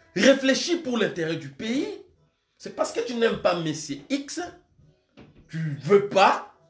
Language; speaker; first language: French; non-native, local second language; Lingala